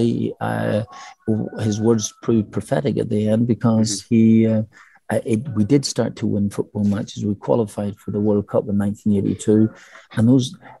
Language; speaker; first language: English; native; English